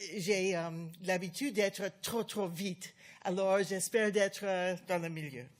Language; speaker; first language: French; non-native, learner; English